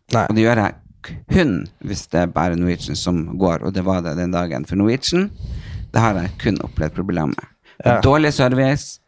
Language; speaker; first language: Norwegian; native; Norwegian